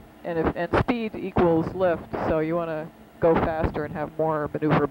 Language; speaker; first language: English; native; English